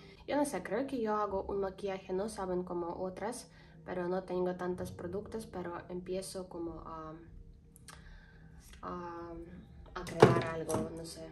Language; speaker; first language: Spanish; non-native, learner; Ukrainian